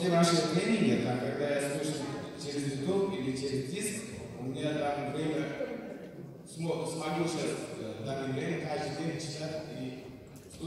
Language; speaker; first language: Russian; non-native, learner; Tajik